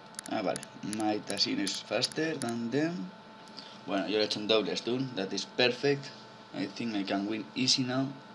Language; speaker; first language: English; non-native, learner; Spanish